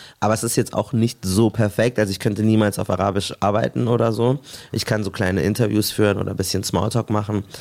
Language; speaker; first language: German; native; German